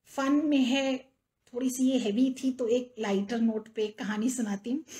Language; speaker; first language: Hindi; native; Hindi